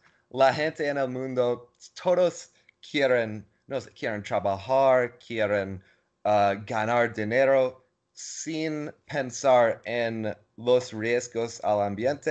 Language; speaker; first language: Spanish; non-native, learner; English